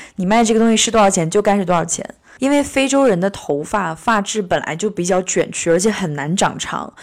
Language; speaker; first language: Chinese; native; Chinese